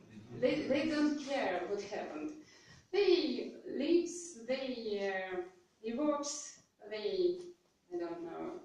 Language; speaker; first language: English; non-native, learner; Russian